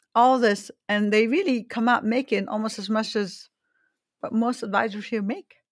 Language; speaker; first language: English; early bilingual, other home language; Arabic